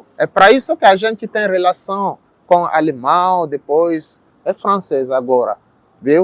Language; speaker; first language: Portuguese; non-native, learner; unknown